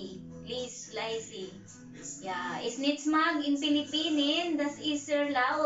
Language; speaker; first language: German; non-native, learner; Cebuano